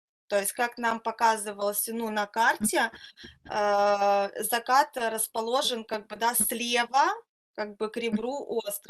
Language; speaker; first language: Russian; native; Russian